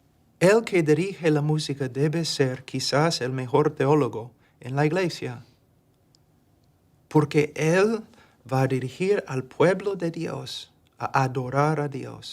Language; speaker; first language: Spanish; non-native, fluent; English